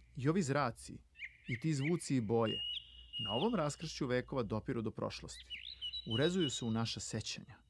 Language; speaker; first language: Serbian; native; Serbian